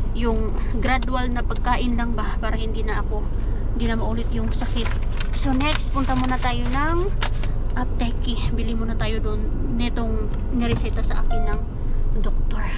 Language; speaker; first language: Filipino; native; Filipino